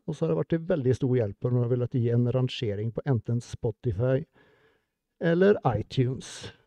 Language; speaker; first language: Norwegian; native; Norwegian